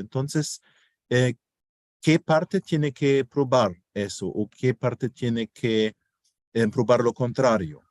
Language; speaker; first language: Spanish; non-native, fluent; German